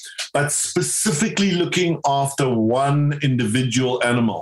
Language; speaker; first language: English; native; English